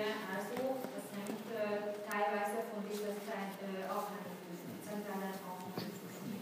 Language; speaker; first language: German; non-native, fluent; Hungarian